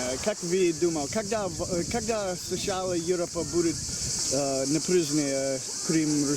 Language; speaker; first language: Russian; non-native, learner; English